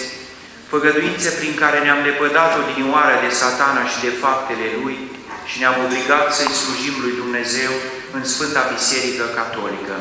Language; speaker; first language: Romanian; native; Romanian